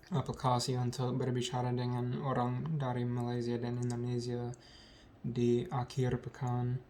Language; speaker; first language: Indonesian; non-native, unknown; English